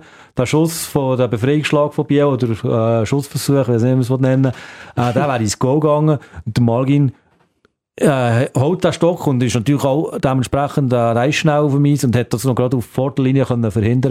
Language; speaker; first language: German; native; German